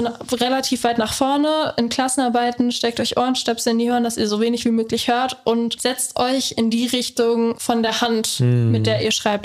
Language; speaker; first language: German; native; German